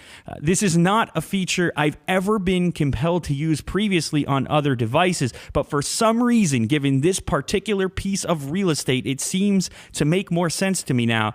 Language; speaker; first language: English; native; English